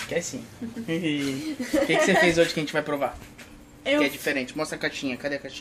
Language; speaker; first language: Portuguese; native; Portuguese